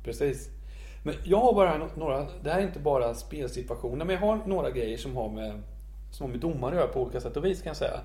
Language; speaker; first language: Swedish; native; Swedish